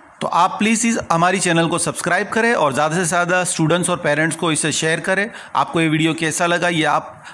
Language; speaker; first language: Hindi; non-native, local second language; Gujarati